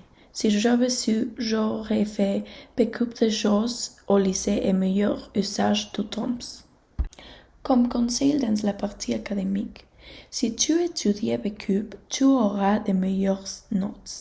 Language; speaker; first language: French; non-native, learner; Spanish